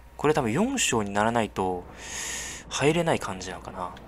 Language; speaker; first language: Japanese; non-native, fluent; Chinese